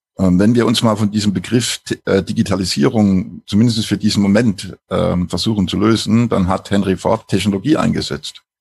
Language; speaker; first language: German; native; German